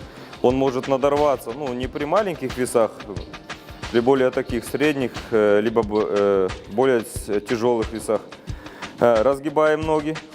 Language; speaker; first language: Russian; native; Russian